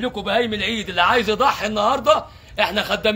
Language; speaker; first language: Arabic; native; Arabic